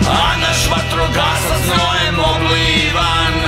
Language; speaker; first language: Serbian; native; Serbian